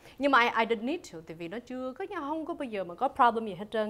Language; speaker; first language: Vietnamese; early bilingual, heritage; Vietnamese